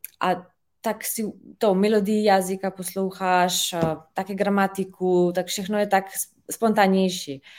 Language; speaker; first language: Czech; non-native, fluent; Slovenian